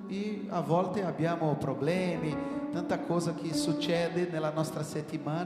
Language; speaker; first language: Italian; non-native, fluent; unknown